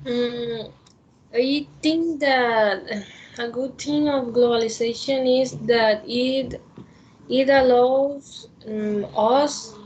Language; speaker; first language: English; non-native, learner; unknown